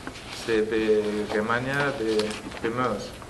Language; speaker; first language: Hebrew; non-native, learner; German